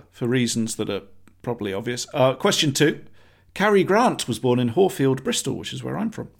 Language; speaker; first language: English; native; English